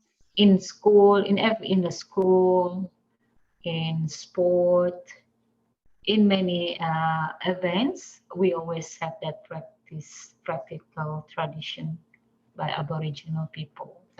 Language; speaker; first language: English; non-native, fluent; Indonesian